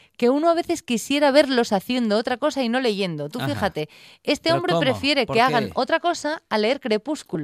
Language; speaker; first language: Spanish; native; Spanish